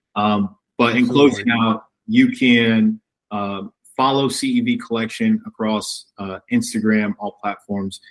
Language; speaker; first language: English; native; English